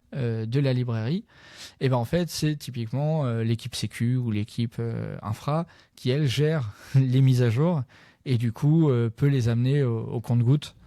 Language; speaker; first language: French; native; French